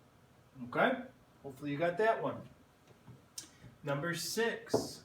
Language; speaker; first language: English; native; English